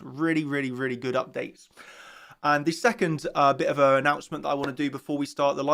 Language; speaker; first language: English; native; English